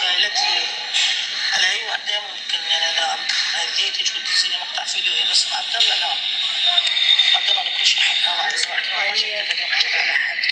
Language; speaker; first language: Arabic; native; Arabic